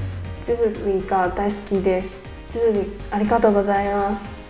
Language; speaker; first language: Japanese; non-native, learner; Chinese